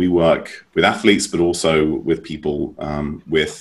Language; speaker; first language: English; native; English